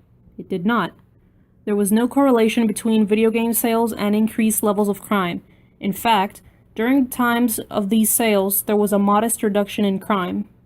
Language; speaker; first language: English; native; English